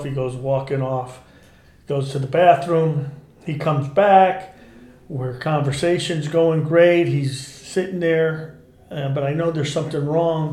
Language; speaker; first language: English; native; English